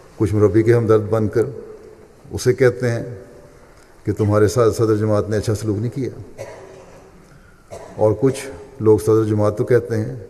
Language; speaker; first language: Urdu; native; Urdu